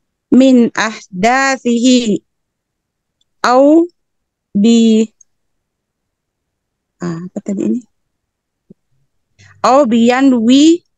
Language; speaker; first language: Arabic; non-native, learner; Indonesian